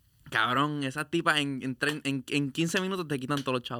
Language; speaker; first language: Spanish; early bilingual, heritage; Spanish